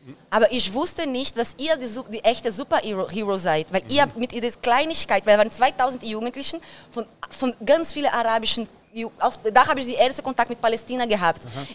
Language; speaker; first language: German; non-native, fluent; Portuguese